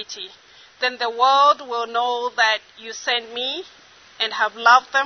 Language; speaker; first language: English; non-native, local second language; Kamba